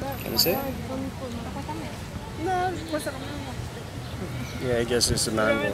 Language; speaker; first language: English; non-native, learner; Japanese